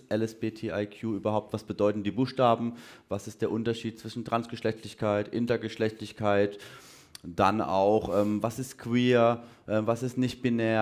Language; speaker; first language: German; native; German